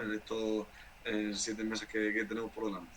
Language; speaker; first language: Spanish; native; Spanish